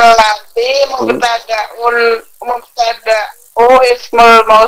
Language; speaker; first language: Arabic; non-native, learner; Indonesian